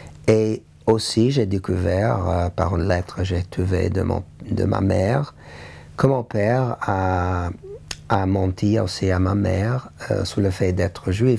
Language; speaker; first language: French; non-native, learner; English